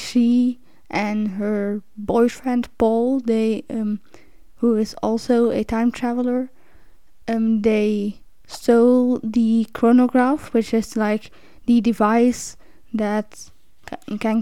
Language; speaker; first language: English; non-native, fluent; Dutch